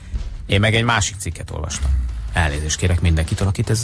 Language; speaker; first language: Hungarian; native; Hungarian